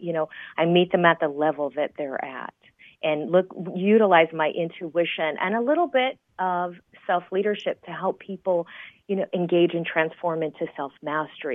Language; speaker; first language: English; native; English